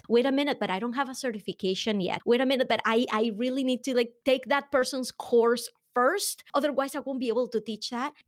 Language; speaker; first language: English; non-native, fluent; Spanish